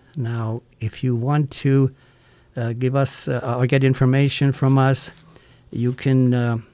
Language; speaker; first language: English; non-native, fluent; Czech